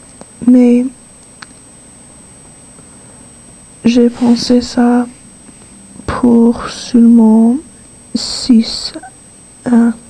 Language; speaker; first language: French; non-native, learner; English